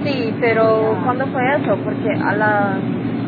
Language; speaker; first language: Spanish; non-native, learner; English